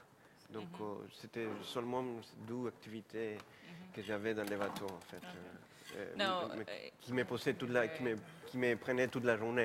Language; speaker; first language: French; non-native, fluent; Spanish